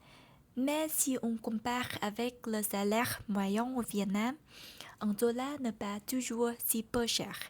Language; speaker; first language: French; non-native, learner; Vietnamese